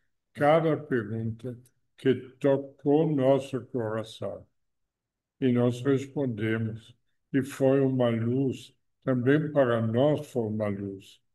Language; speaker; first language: Portuguese; non-native, fluent; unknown